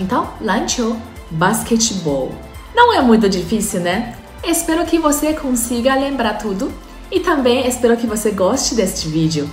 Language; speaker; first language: Portuguese; non-native, fluent; Chinese